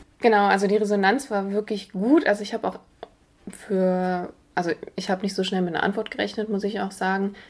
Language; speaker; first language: German; native; German